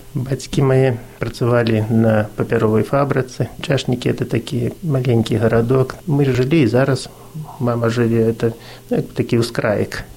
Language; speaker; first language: Belarusian; non-native, local second language; Russian